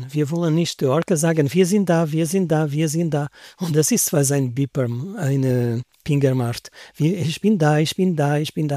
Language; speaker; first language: German; non-native, learner; Portuguese